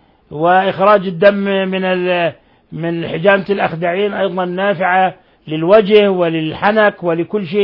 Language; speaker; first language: Arabic; native; Arabic